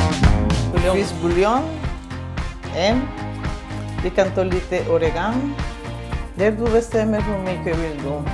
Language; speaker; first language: Swedish; non-native, learner; Spanish